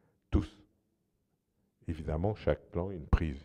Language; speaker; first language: French; non-native, fluent; Portuguese